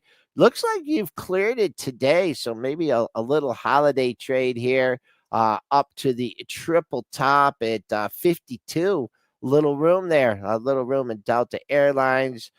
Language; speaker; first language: English; native; English